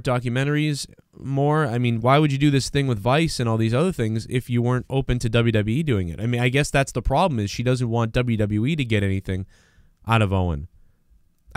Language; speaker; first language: English; native; English